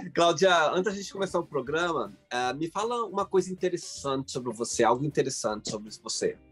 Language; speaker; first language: Portuguese; native; Portuguese